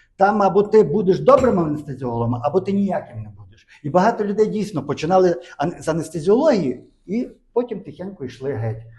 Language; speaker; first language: Ukrainian; native; Ukrainian